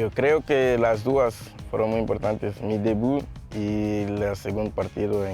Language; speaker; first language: Spanish; non-native, learner; Portuguese